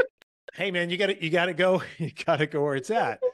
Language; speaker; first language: English; native; English